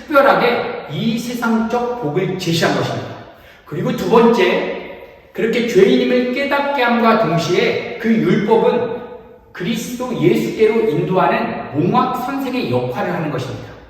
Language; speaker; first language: Korean; native; Korean